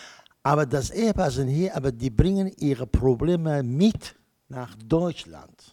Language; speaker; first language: German; non-native, learner; Kurdish